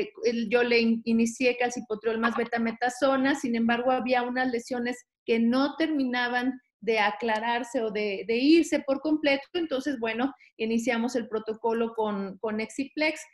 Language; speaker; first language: Spanish; native; Spanish